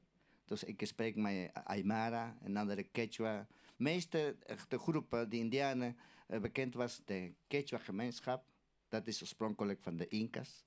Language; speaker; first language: Dutch; non-native, learner; Aymara